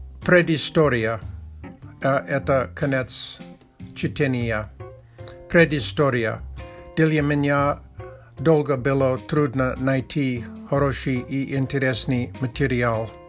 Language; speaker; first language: Russian; non-native, learner; Czech